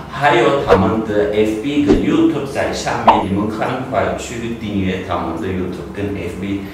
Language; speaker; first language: Chinese; non-native, learner; Turkish